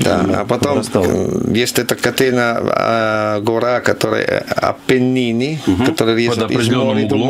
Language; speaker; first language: Russian; non-native, learner; Italian